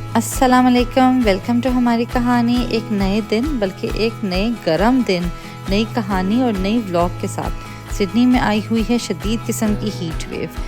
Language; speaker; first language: Urdu; native; Urdu